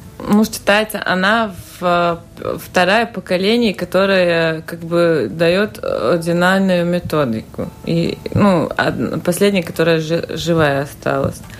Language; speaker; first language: Russian; non-native, local second language; Latvian